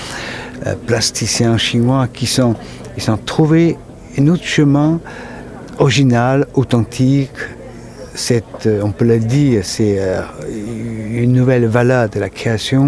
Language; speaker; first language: French; non-native, fluent; Chinese